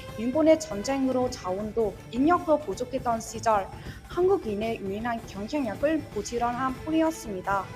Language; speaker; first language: Korean; non-native, learner; Vietnamese